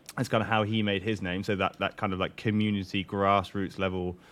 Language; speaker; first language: English; native; English